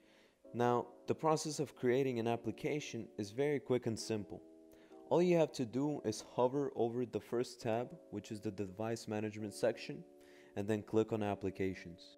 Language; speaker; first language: English; native; English